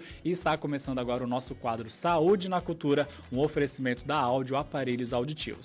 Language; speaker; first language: Portuguese; native; Portuguese